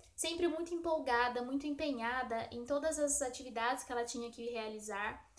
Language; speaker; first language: Portuguese; native; Portuguese